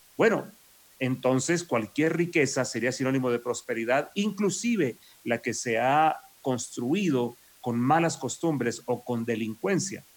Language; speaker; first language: Spanish; native; Spanish